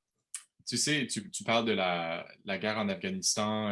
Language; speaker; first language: French; native; French